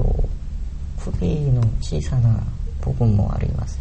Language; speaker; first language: Japanese; non-native, learner; Korean